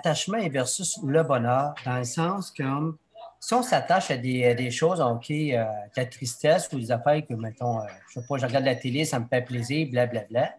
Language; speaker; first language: French; native; French